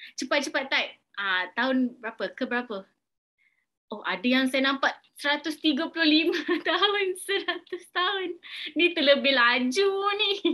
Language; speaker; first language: Malay; native; Malay